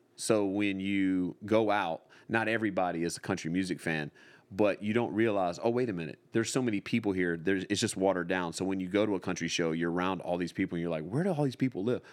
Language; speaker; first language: English; native; English